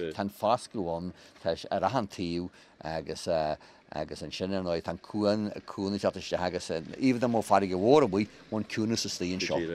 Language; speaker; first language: Irish; native; Irish